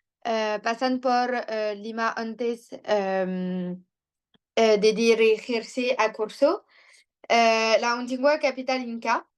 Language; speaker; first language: Spanish; non-native, learner; French